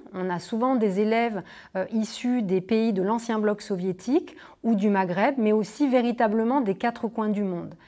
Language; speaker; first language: French; native; French